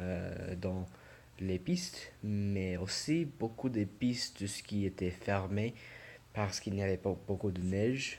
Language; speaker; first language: French; non-native, learner; English